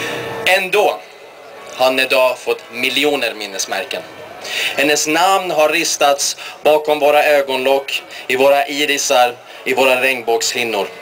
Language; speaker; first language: Swedish; early bilingual, other home language; Persian